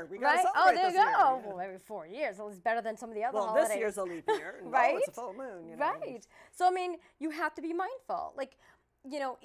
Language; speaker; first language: English; native; English